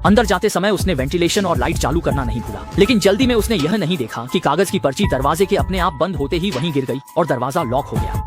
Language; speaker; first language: Hindi; native; Hindi